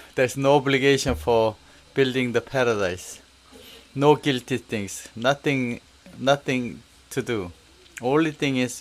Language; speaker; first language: English; non-native, learner; Korean